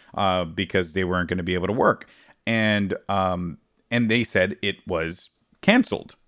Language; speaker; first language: English; native; English